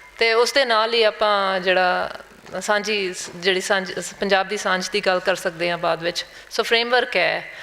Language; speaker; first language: Punjabi; non-native, local second language; Hindi